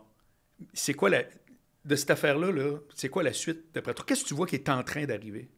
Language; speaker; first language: French; native; French